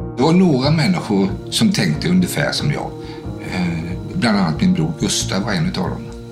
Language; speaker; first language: Swedish; native; Swedish